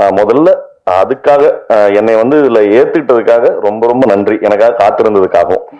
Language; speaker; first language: Tamil; native; Tamil